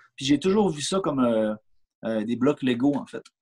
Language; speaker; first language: French; native; French